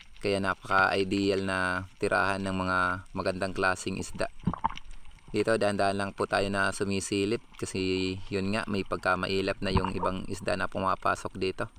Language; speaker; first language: Filipino; non-native, local second language; Waray